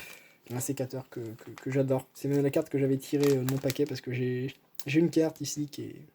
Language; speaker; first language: French; native; French